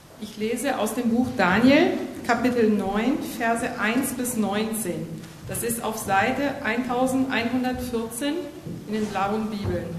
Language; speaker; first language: German; native; German